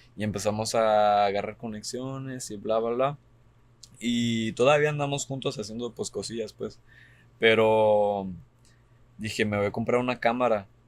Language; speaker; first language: Spanish; early bilingual, heritage; Spanish